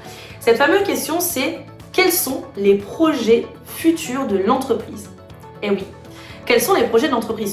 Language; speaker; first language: French; native; French